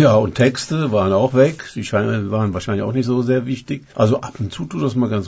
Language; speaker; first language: German; native; German